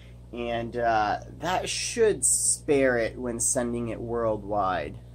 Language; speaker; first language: English; native; English